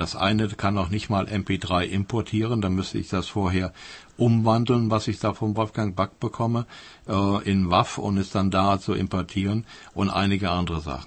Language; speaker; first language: German; native; German